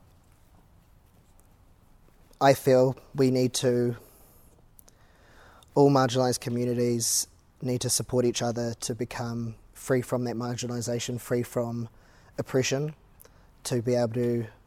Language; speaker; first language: English; native; English